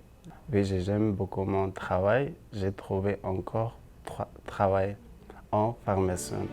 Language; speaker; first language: French; non-native, learner; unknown